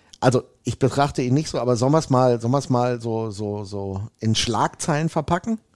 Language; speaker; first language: German; native; German